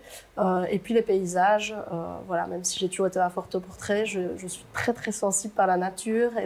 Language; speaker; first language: French; native; French